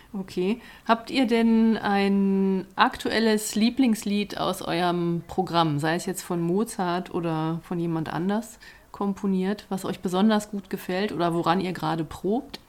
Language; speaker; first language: German; native; German